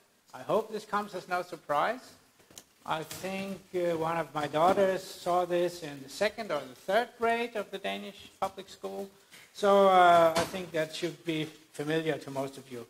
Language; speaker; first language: English; non-native, fluent; Danish